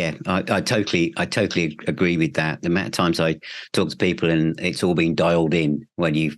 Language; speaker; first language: English; native; English